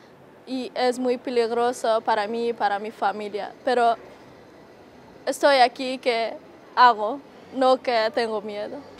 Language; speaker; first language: Spanish; non-native, learner; Persian